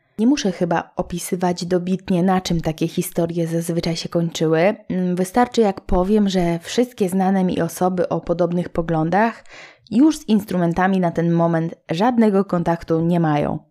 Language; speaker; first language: Polish; native; Polish